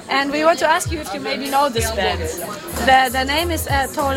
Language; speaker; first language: English; non-native, learner; German